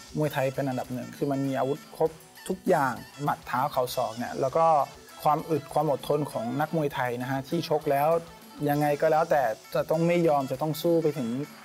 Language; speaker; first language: Thai; early bilingual, other home language; French